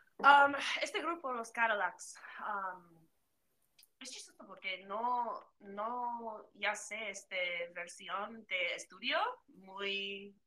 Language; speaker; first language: Spanish; non-native, learner; English